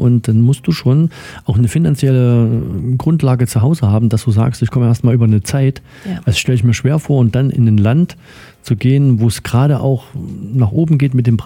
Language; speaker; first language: German; native; German